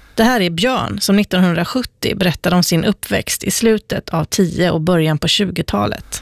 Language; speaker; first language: Swedish; native; Swedish